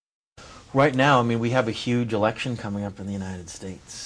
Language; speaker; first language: English; native; English